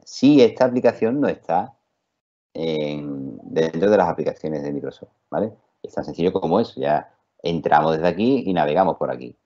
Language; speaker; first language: Spanish; native; Spanish